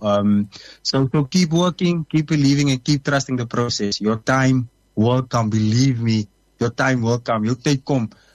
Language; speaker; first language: English; non-native, local second language; Afrikaans